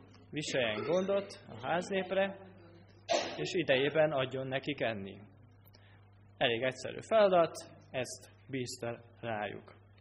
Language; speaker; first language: Hungarian; native; Hungarian